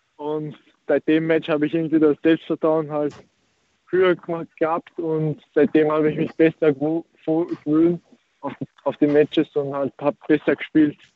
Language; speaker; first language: German; early bilingual, other home language; Croatian